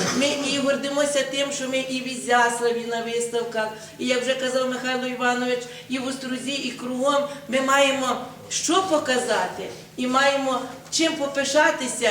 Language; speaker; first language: Ukrainian; native; Ukrainian